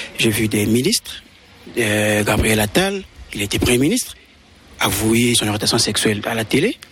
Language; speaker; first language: French; non-native, local second language; Lingala